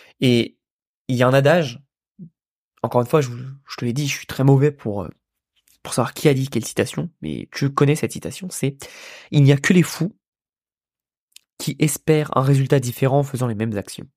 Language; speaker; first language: French; native; French